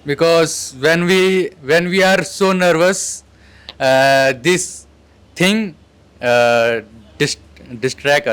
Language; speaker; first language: English; non-native, learner; Hindi